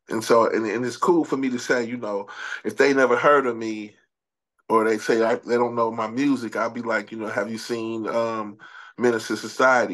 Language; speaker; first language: English; native; English